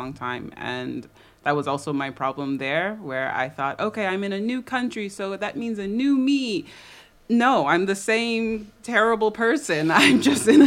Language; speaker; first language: English; native; English